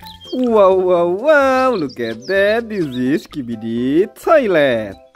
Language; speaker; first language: English; non-native, learner; Indonesian